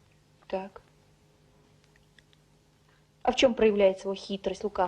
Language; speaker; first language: Russian; native; Russian